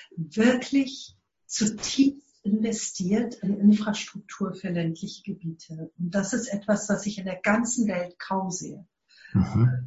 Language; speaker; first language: German; non-native, fluent; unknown